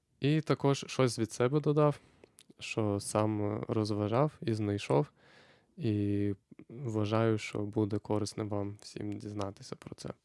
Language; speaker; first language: Ukrainian; non-native, fluent; Lithuanian